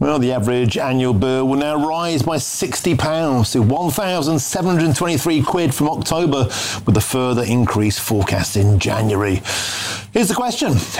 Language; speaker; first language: English; native; English